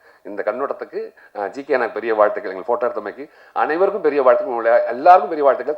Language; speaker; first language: Tamil; native; Tamil